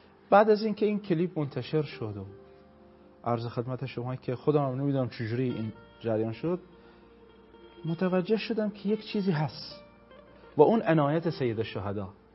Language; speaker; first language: Persian; non-native, fluent; Arabic